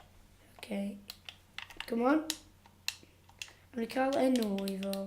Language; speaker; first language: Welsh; non-native, local second language; English